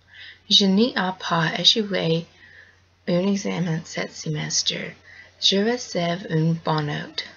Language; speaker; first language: French; non-native, learner; English